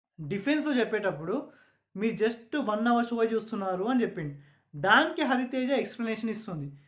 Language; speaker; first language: Telugu; non-native, local second language; Urdu